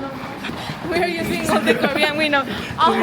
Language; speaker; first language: English; non-native, fluent; Spanish